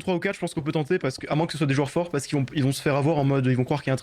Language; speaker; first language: French; native; French